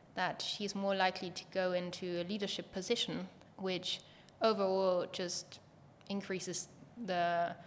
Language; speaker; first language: English; non-native, fluent; German